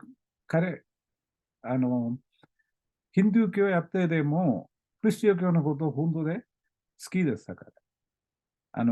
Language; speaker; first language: Japanese; non-native, learner; Malayalam